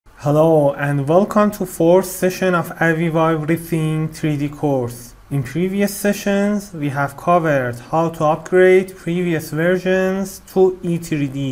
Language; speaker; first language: English; non-native, fluent; Persian